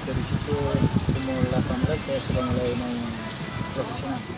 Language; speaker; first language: Indonesian; non-native, fluent; Spanish